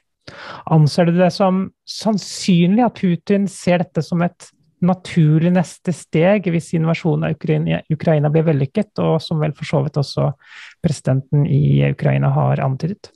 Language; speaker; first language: Norwegian; native; Norwegian